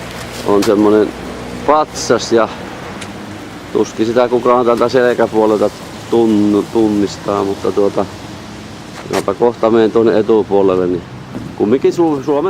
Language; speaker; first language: Finnish; native; Finnish